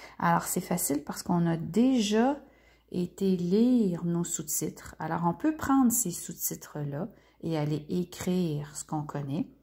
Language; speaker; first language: French; native; French